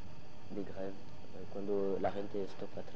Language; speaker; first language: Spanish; non-native, learner; French